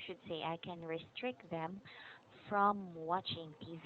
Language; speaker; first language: English; non-native, fluent; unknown